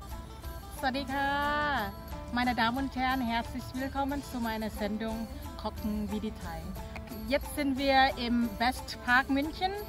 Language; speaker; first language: German; non-native, fluent; Thai